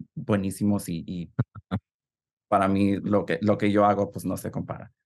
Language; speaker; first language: Spanish; early bilingual, heritage; Spanish